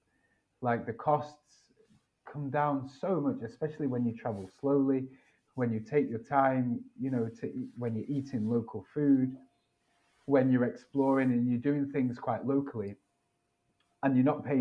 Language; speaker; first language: English; native; English